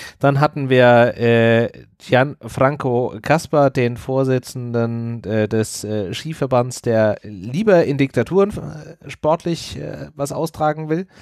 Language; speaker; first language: German; native; German